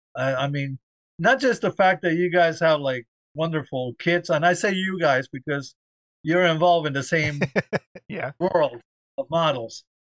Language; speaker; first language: English; early bilingual, other home language; Spanish